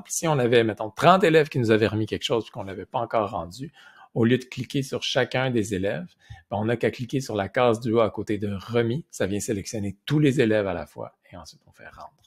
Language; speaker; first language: French; native; French